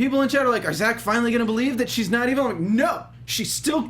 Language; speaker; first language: English; native; English